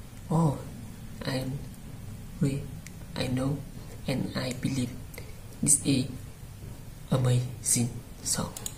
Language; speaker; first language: English; non-native, learner; Vietnamese